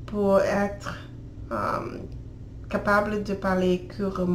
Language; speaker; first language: French; non-native, learner; English